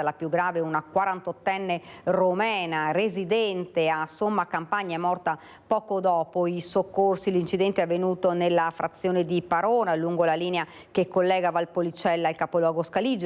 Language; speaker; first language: Italian; native; Italian